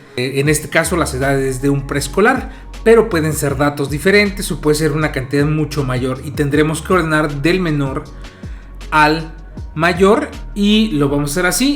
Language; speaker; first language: Spanish; native; Spanish